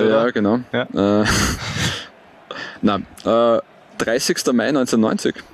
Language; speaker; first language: German; native; German